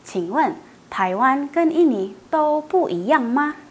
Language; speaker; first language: Chinese; non-native, fluent; Indonesian